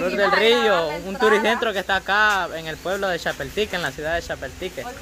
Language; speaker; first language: Spanish; native; Spanish